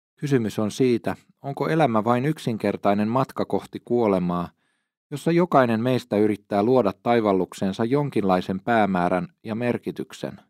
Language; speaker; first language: Finnish; native; Finnish